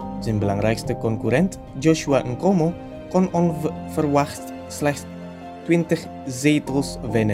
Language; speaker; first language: Dutch; non-native, fluent; Indonesian